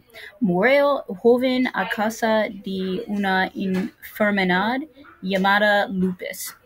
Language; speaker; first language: Spanish; non-native, learner; English